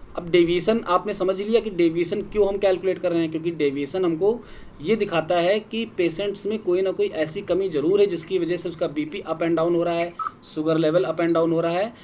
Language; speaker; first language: Hindi; native; Hindi